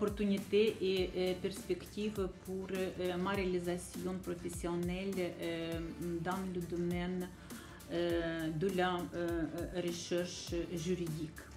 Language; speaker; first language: French; non-native, learner; Ukrainian